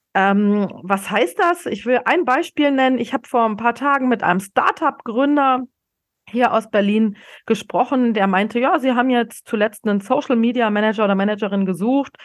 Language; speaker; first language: German; native; German